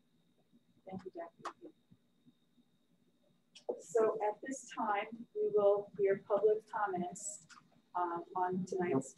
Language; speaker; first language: English; native; English